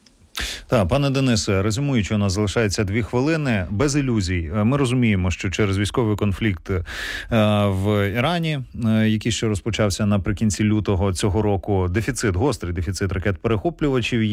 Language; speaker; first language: Ukrainian; native; Ukrainian